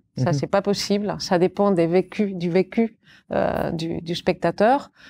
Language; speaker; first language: French; non-native, fluent; Catalan